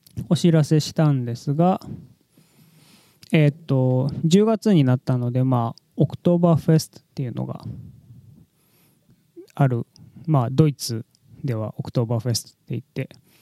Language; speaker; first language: Japanese; native; Japanese